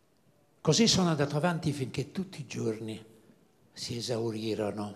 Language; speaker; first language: Italian; native; Italian